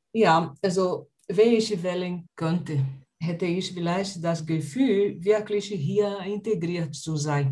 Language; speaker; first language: German; non-native, learner; Portuguese